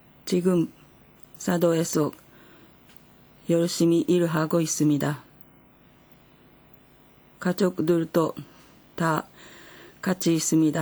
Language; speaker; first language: Korean; non-native, fluent; Japanese